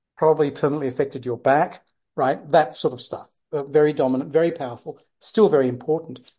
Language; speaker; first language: English; native; English